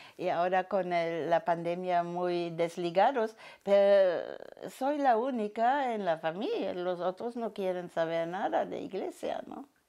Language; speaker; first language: Spanish; non-native, fluent; German